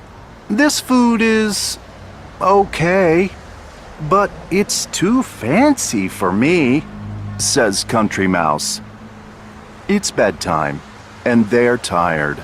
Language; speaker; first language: English; non-native, learner; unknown